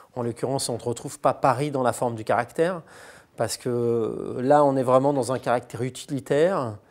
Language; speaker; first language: French; native; French